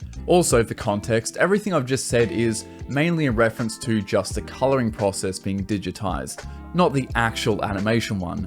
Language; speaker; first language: English; native; English